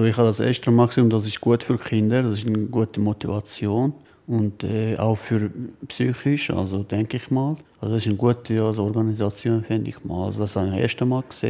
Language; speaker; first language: German; non-native, learner; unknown